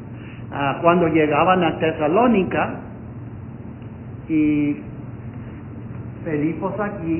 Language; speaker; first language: Spanish; non-native, fluent; English